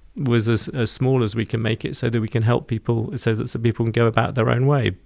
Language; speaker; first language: English; native; English